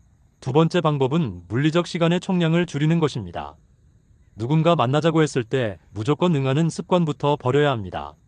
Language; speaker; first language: Korean; native; Korean